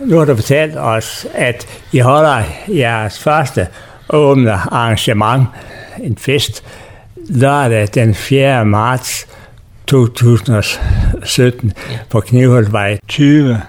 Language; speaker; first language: Danish; native; Danish